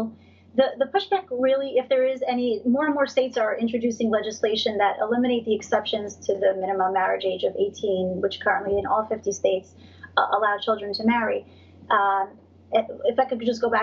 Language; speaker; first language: English; native; English